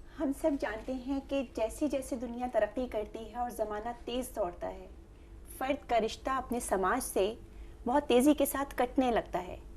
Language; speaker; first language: Urdu; native; Urdu